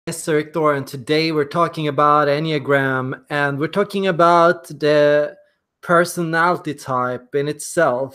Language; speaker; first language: English; non-native, fluent; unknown